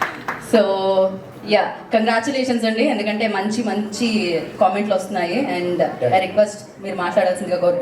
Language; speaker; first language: Telugu; native; Telugu